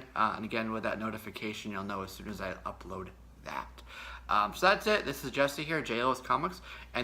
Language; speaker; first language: English; native; English